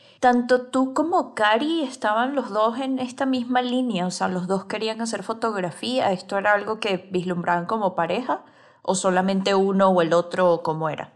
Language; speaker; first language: Spanish; native; Spanish